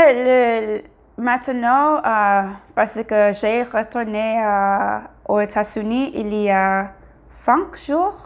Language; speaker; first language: French; non-native, learner; English